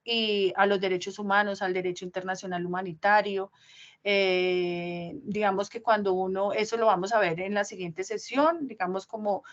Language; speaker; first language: Spanish; native; Spanish